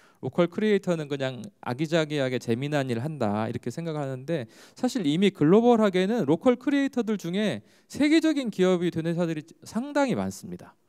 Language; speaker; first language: Korean; native; Korean